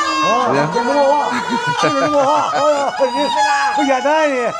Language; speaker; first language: Chinese; native; Chinese